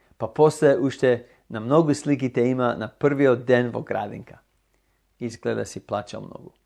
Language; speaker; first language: Macedonian; non-native, fluent; English